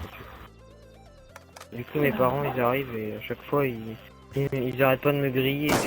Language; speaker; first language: French; native; French